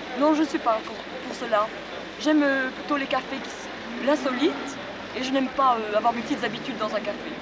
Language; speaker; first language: French; native; French